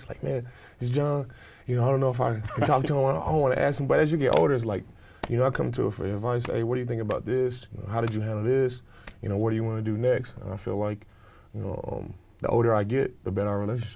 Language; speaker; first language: English; native; English